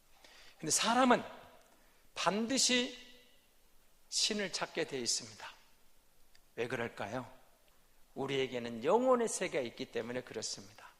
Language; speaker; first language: Korean; native; Korean